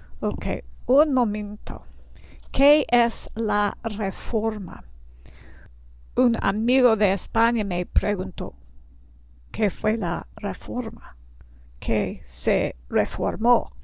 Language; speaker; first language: Spanish; non-native, learner; English